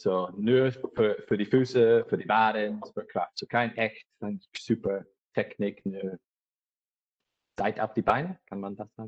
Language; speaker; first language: German; non-native, learner; English